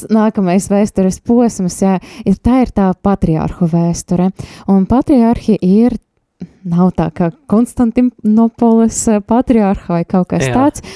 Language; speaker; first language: Latvian; non-native, local second language; Russian